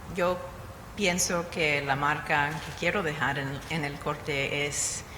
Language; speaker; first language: Spanish; early bilingual, other home language; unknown